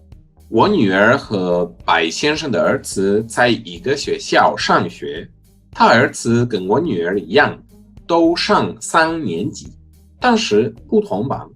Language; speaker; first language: Chinese; non-native, fluent; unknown